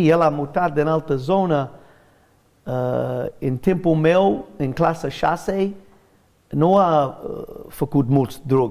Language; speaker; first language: Romanian; non-native, learner; English